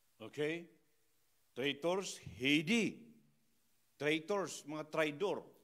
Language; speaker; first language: Filipino; non-native, local second language; Iloko